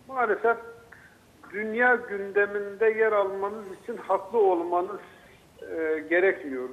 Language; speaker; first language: Turkish; native; Turkish